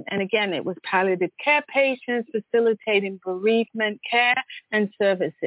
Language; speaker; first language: English; native; English